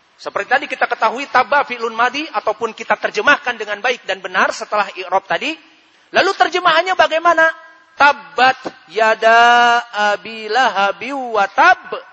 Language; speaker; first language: Indonesian; native; Indonesian